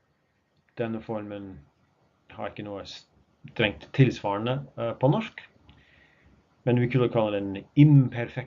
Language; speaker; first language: Norwegian; non-native, fluent; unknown